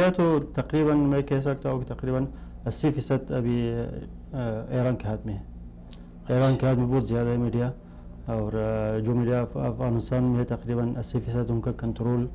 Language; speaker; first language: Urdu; non-native, fluent; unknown